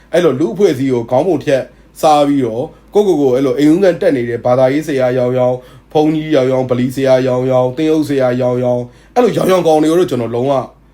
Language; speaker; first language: Burmese; native; Burmese